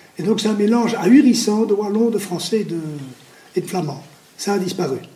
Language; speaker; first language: French; native; French